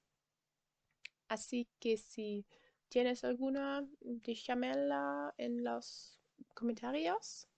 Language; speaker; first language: Spanish; non-native, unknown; German